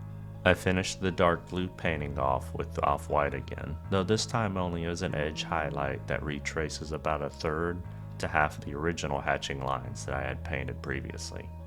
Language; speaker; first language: English; native; English